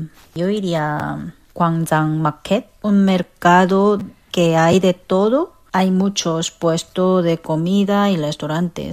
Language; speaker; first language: Spanish; non-native, learner; Korean